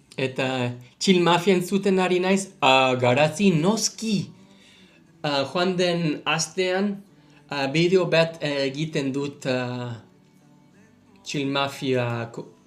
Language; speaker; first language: Basque; non-native, learner; English